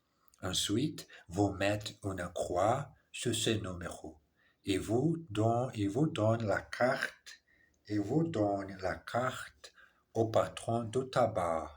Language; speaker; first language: French; non-native, learner; English